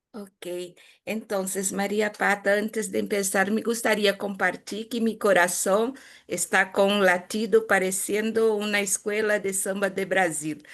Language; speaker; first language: Spanish; non-native, fluent; Portuguese